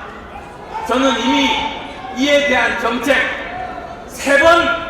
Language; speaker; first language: Korean; native; Korean